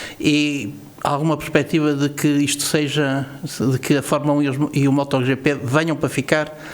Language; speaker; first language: Portuguese; native; Portuguese